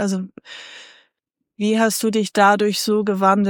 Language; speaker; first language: German; native; German